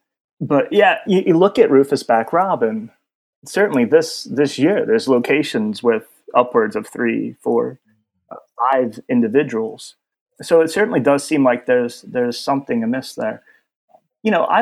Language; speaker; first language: English; native; English